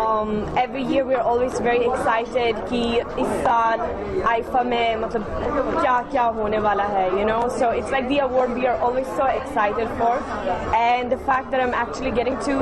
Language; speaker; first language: Hindi; early bilingual, heritage; Hindi